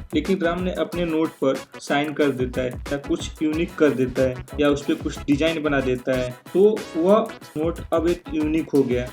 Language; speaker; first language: Hindi; native; Hindi